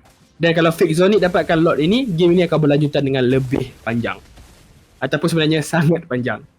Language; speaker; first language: Malay; native; Malay